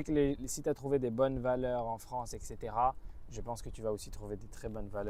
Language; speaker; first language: French; native; French